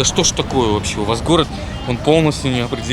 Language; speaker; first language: Russian; native; Russian